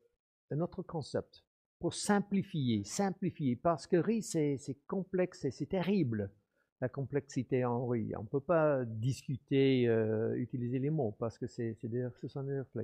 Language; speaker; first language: French; non-native, fluent; English